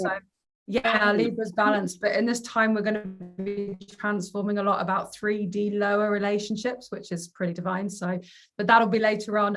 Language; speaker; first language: English; native; English